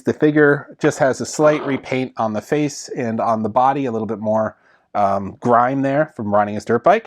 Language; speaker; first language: English; native; English